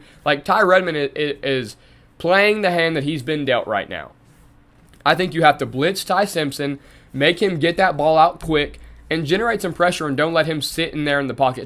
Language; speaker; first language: English; native; English